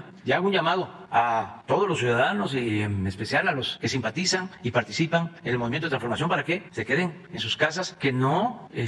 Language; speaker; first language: Spanish; native; Spanish